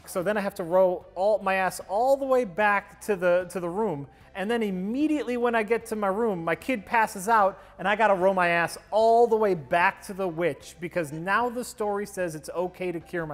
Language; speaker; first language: English; native; English